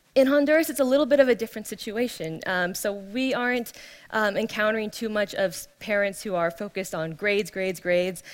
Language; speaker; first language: English; native; English